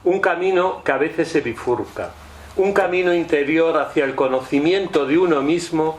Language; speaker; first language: Spanish; native; Spanish